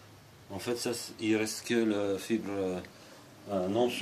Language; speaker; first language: French; non-native, fluent; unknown